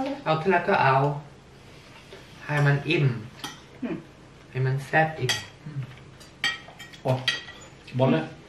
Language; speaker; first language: Thai; early bilingual, heritage; Thai